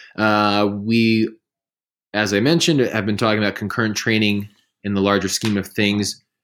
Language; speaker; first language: English; native; English